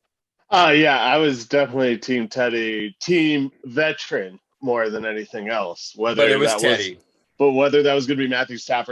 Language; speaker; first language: English; native; English